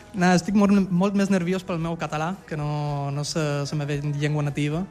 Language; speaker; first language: Catalan; early bilingual, other home language; German